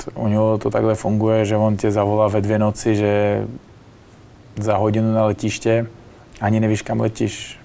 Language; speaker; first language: Czech; non-native, fluent; Uzbek